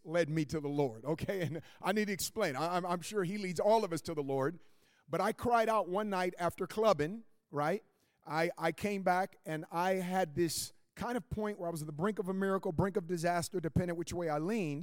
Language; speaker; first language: English; native; English